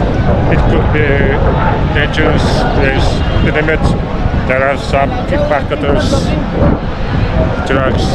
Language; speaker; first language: English; non-native, learner; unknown